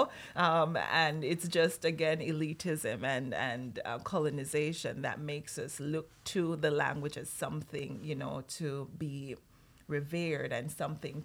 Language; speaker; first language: English; non-native, local second language; Jamaican Creole English